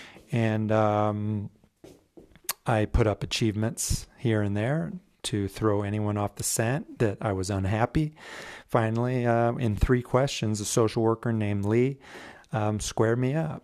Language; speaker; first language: English; native; English